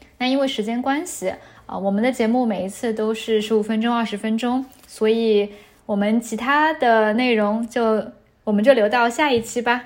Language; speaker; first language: Chinese; native; Chinese